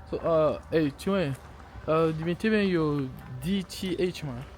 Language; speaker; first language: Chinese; non-native, learner; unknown